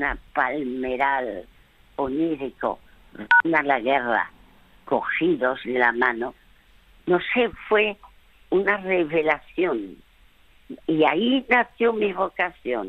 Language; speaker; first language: Spanish; early bilingual, other home language; French